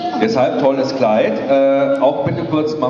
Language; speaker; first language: German; native; German